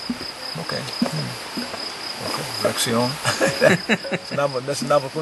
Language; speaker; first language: Spanish; non-native, learner; English